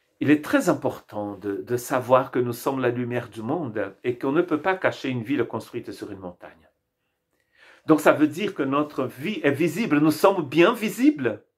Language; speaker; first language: French; non-native, fluent; Portuguese